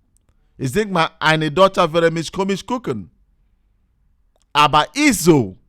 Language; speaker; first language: German; non-native, learner; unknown